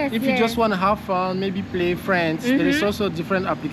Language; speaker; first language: English; non-native, learner; French